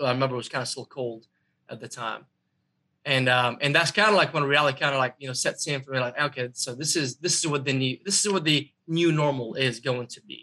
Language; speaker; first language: English; non-native, fluent; Arabic